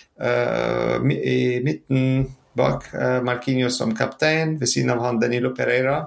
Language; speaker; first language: Norwegian; non-native, fluent; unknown